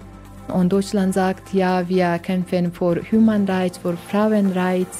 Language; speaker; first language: German; non-native, learner; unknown